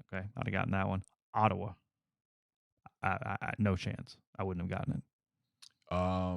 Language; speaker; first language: English; native; English